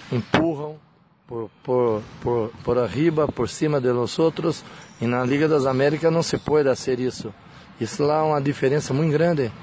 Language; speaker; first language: Portuguese; non-native, learner; Spanish